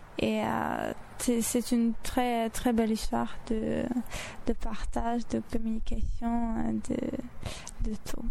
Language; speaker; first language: French; non-native, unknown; Azerbaijani